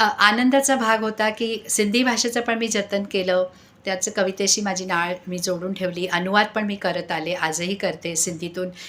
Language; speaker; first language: Marathi; non-native, local second language; Sindhi